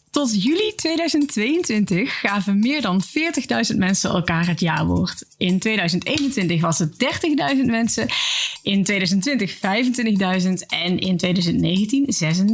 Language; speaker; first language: Dutch; native; Dutch